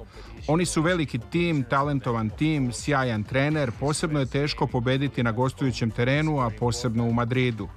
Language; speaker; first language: Serbian; native; Serbian